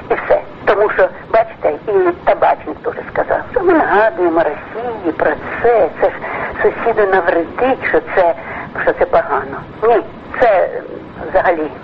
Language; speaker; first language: Ukrainian; native; Ukrainian